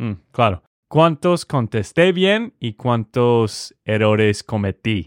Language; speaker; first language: Spanish; non-native, fluent; English